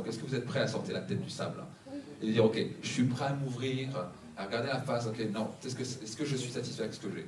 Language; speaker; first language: French; native; French